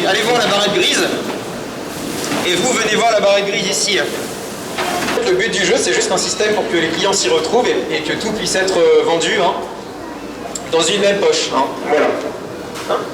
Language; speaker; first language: French; native; French